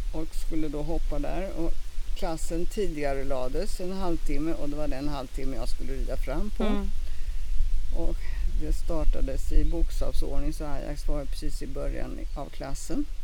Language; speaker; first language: Swedish; native; Swedish